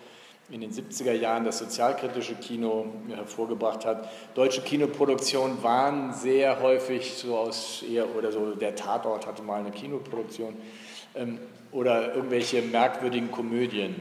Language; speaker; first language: German; native; German